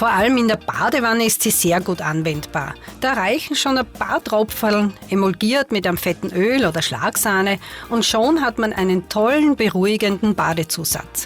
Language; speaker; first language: German; native; German